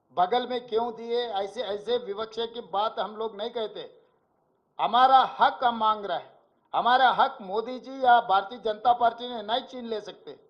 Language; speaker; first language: Hindi; non-native, local second language; Telugu